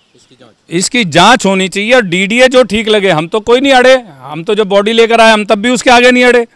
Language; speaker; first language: Hindi; native; Hindi